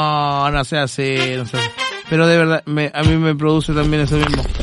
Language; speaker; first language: Spanish; native; Spanish